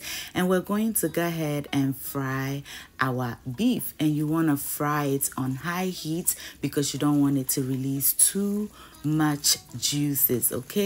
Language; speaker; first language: English; non-native, local second language; Ga